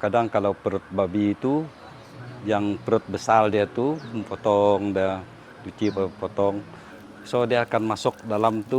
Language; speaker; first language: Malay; non-native, local second language; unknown